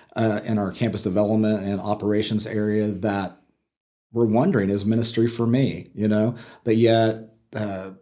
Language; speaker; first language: English; native; English